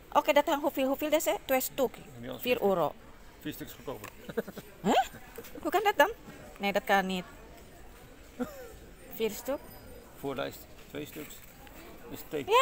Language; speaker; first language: Dutch; non-native, learner; Indonesian